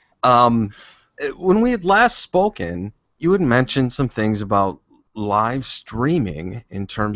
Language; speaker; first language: English; native; English